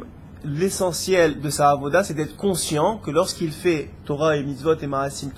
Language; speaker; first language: French; native; French